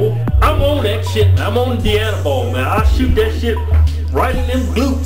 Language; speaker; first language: English; native; English